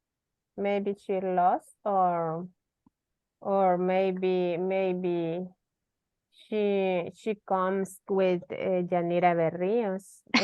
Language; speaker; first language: English; non-native, learner; Spanish